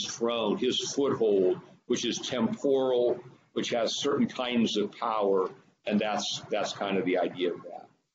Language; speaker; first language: English; native; English